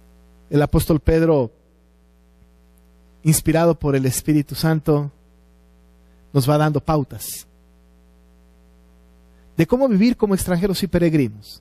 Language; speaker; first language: Spanish; native; Spanish